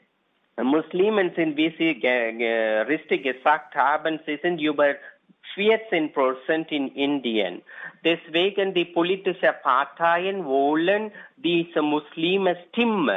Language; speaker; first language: German; non-native, learner; Tamil